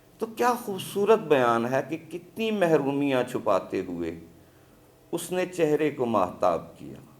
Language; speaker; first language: Urdu; non-native, local second language; Punjabi